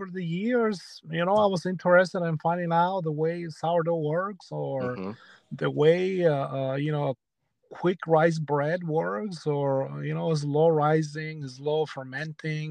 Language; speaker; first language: English; early bilingual, other home language; Spanish